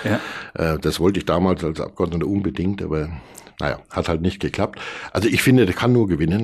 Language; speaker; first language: German; native; German